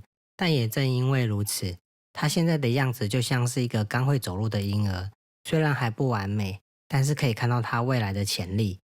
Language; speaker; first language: Chinese; native; Chinese